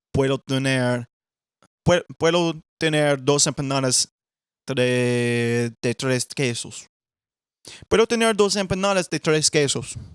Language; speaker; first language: Spanish; non-native, learner; English